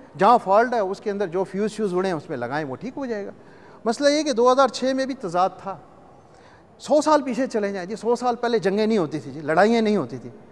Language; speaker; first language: Urdu; non-native, local second language; Punjabi